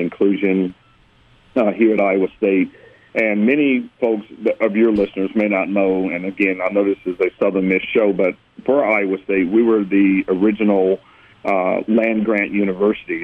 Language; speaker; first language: English; native; English